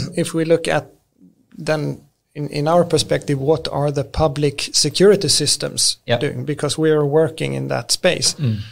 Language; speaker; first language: English; non-native, fluent; Swedish